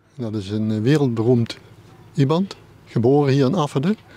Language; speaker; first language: Dutch; native; Dutch